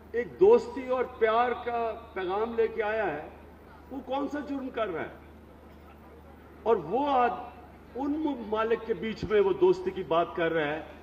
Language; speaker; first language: Urdu; native; Urdu